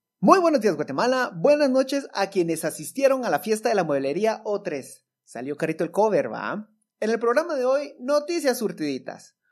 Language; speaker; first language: Spanish; native; Spanish